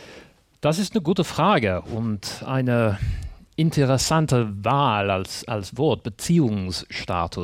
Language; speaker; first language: German; non-native, fluent; English